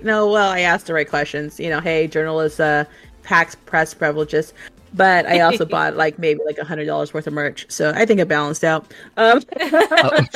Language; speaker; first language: English; native; English